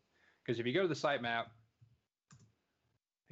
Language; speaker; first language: English; native; English